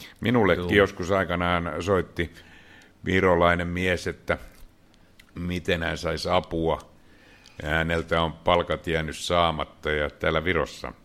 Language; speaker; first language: Finnish; native; Finnish